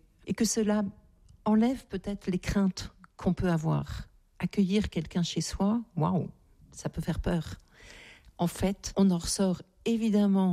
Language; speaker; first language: French; native; French